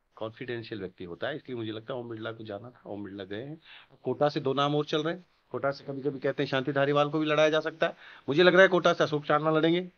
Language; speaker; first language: Hindi; native; Hindi